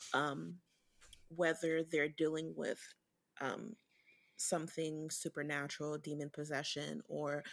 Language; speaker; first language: English; early bilingual, other home language; Haitian Creole